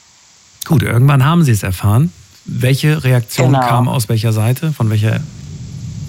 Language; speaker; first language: German; native; German